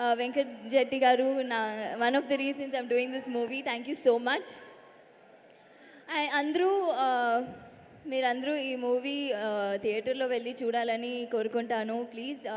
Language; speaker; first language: Telugu; non-native, learner; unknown